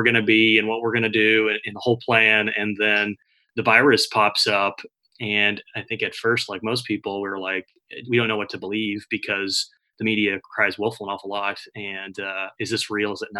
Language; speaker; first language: English; native; English